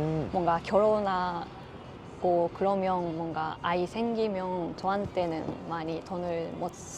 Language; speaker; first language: Korean; non-native, learner; Japanese